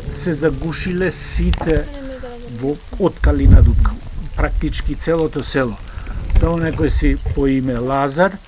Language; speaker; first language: Macedonian; native; Macedonian